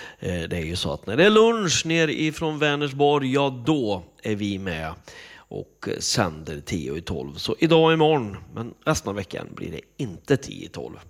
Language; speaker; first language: Swedish; native; Swedish